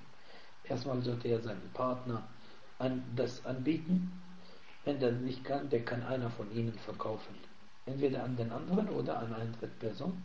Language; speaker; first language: German; non-native, fluent; Arabic